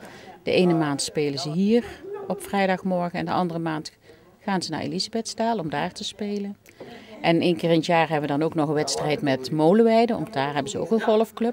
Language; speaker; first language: Dutch; native; Dutch